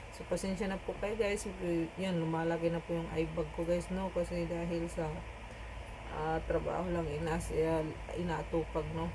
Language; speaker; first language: Filipino; non-native, local second language; Cebuano